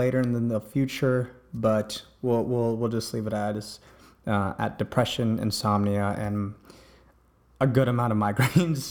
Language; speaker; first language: English; native; English